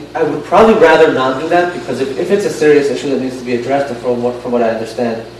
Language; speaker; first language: English; non-native, fluent; Yiddish